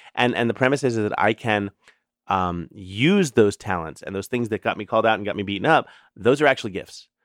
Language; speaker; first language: English; native; English